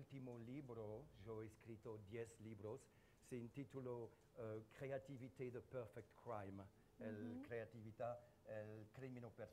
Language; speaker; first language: Spanish; non-native, learner; French